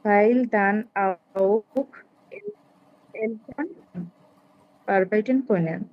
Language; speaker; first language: German; non-native, learner; Bangla